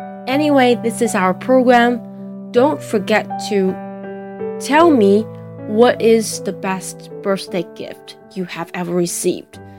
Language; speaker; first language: English; non-native, fluent; Chinese